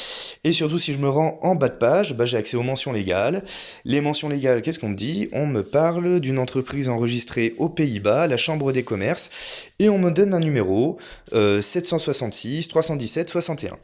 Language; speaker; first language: French; native; French